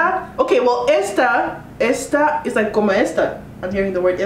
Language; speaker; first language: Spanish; non-native, learner; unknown